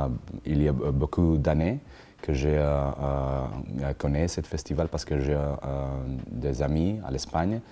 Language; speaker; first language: French; non-native, learner; Spanish